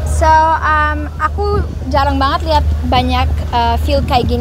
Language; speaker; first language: Indonesian; early bilingual, heritage; Indonesian